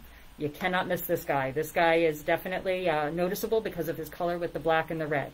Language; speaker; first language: English; native; English